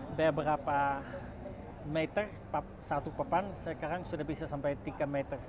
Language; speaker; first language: Indonesian; non-native, fluent; Dutch